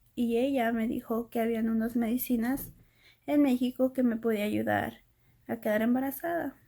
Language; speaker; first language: Spanish; early bilingual, heritage; Spanish